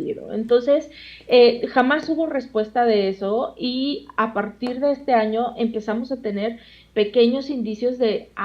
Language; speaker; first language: Spanish; native; Spanish